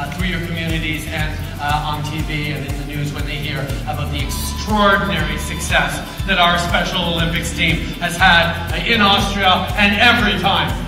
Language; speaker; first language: English; early bilingual, other home language; French